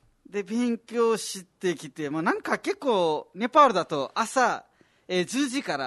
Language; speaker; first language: Japanese; non-native, fluent; Nepali